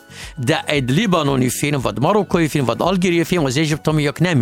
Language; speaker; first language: Hungarian; non-native, learner; Arabic